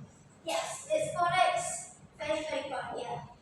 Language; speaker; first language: English; non-native, learner; Indonesian